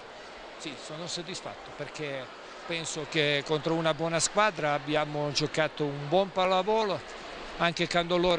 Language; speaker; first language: Italian; non-native, fluent; Serbian